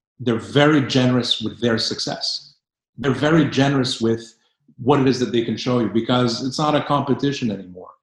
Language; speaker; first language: English; native; English